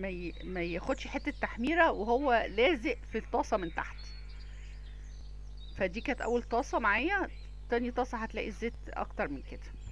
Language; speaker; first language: Arabic; native; Arabic